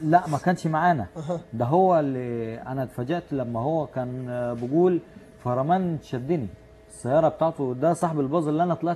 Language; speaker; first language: Arabic; non-native, learner; Turkish